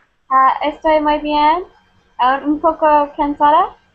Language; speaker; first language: Spanish; non-native, learner; English